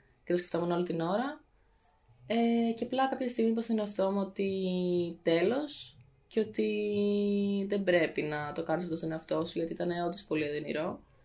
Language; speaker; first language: Greek; native; Greek